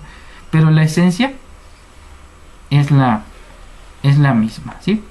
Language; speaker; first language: Spanish; native; Spanish